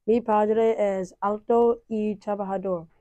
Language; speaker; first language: Spanish; non-native, learner; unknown